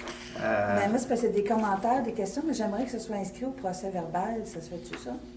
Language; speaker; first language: French; native; French